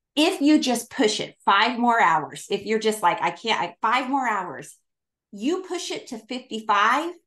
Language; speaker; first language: English; native; English